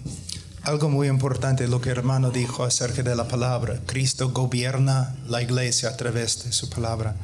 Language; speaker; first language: Spanish; non-native, fluent; English